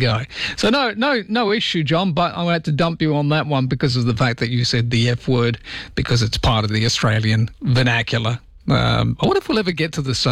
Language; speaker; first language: English; native; English